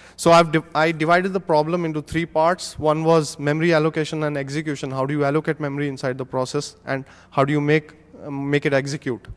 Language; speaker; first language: English; non-native, local second language; Hindi